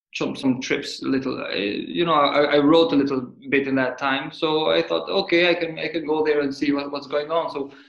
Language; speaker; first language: English; non-native, fluent; Albanian